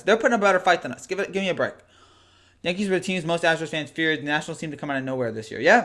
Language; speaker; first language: English; native; English